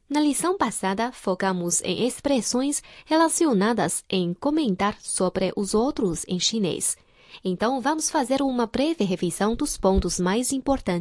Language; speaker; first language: Portuguese; non-native, fluent; Chinese